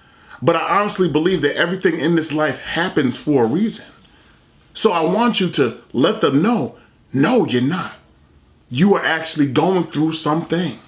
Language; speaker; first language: English; native; English